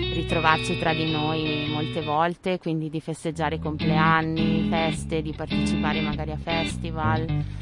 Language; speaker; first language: Italian; native; Italian